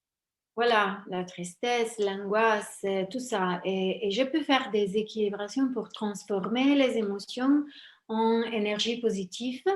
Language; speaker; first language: French; non-native, fluent; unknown